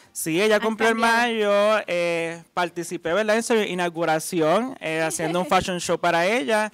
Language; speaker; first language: Spanish; native; Spanish